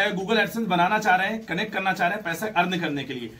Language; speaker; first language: Hindi; native; Hindi